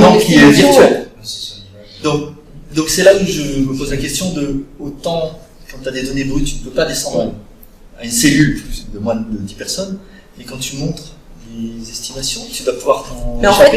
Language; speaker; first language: French; native; French